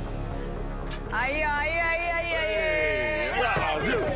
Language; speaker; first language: French; non-native, learner; Portuguese